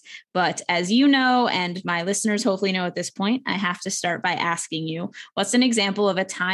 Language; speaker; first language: English; native; English